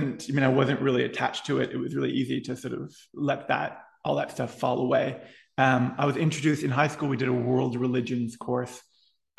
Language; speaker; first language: English; native; English